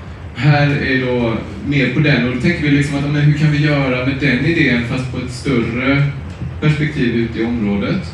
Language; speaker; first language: Swedish; native; Swedish